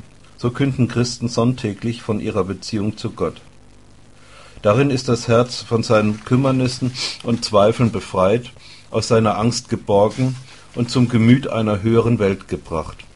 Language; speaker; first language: German; native; German